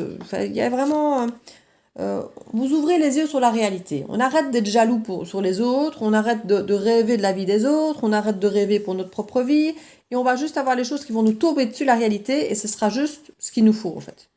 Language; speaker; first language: French; native; French